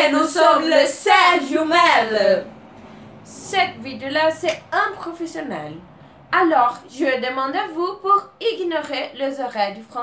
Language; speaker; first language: French; non-native, learner; Portuguese